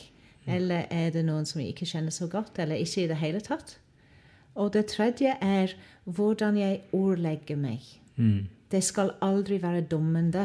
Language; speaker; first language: Norwegian; non-native, fluent; English